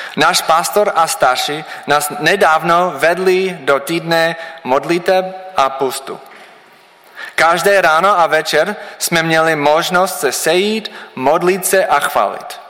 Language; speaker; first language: Czech; non-native, learner; English